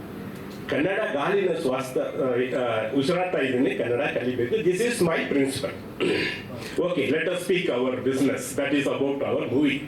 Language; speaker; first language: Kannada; non-native, learner; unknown